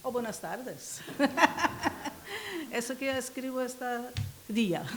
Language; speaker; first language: Spanish; non-native, learner; Persian